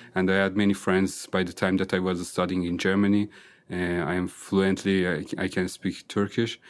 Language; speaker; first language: English; non-native, fluent; Azerbaijani